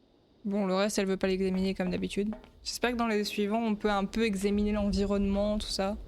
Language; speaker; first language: French; native; French